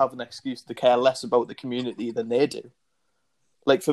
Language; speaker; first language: English; native; English